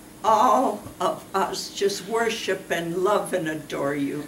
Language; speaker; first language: English; early bilingual, other home language; Ukrainian